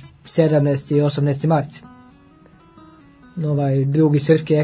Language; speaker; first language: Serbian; non-native, learner; Norwegian